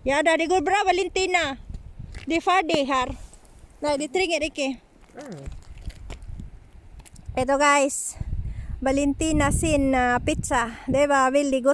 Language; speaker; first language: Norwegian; non-native, learner; Filipino